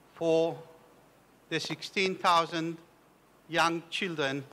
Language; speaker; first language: English; non-native, fluent; Hebrew